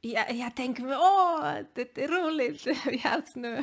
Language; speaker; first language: Swedish; non-native, learner; Spanish